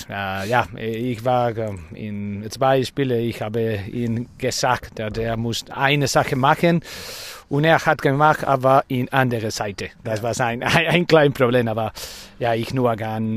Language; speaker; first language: German; non-native, learner; Spanish